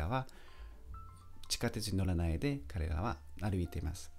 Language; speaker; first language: Japanese; non-native, fluent; French